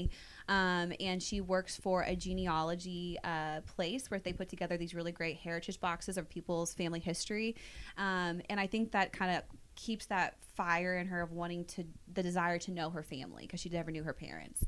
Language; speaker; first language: English; native; English